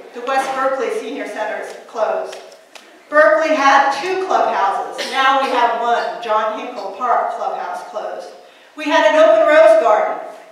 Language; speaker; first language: English; native; English